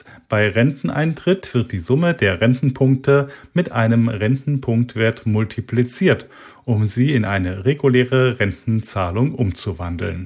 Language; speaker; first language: German; native; German